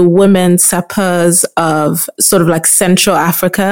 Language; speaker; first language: English; non-native, local second language; Yoruba